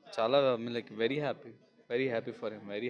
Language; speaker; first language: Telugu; non-native, local second language; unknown